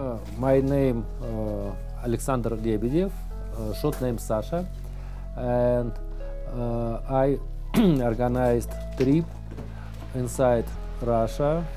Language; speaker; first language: English; non-native, learner; Russian